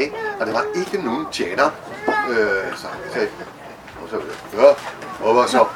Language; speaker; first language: Danish; non-native, fluent; French